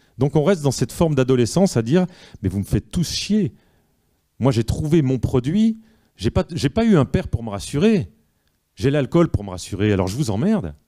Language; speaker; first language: French; native; French